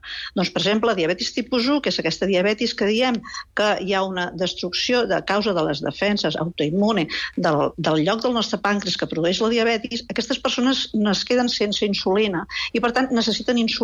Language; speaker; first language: Catalan; native; Catalan